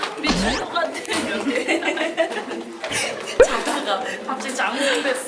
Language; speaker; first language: Korean; native; Korean